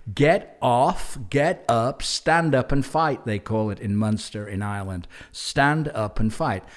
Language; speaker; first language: English; native; English